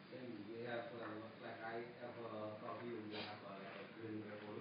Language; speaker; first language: English; non-native, learner; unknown